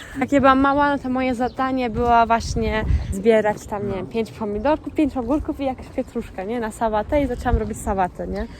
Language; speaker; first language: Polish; non-native, learner; Turkish